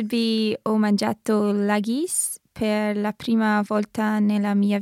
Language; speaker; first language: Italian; non-native, learner; English